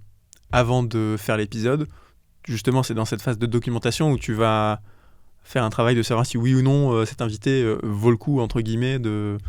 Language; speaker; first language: French; native; French